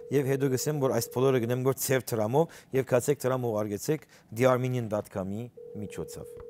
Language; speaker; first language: Armenian; early bilingual, heritage; Armenian